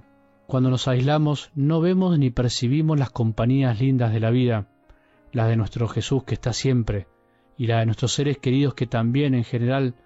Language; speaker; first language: Spanish; native; Spanish